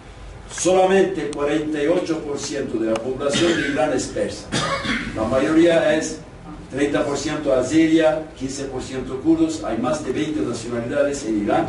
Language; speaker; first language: Spanish; non-native, fluent; Kurdish